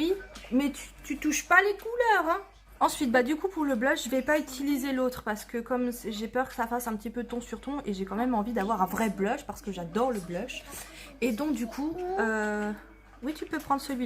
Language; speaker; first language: French; native; French